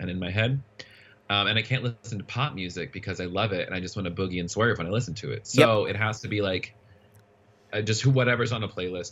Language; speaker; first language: English; native; English